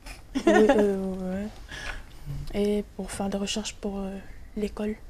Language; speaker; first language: French; non-native, local second language; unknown